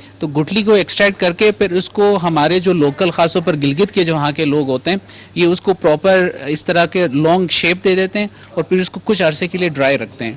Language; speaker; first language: Urdu; non-native, local second language; Pashto